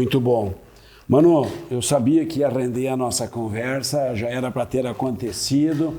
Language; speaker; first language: Portuguese; native; Portuguese